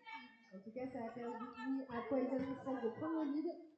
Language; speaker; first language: French; native; French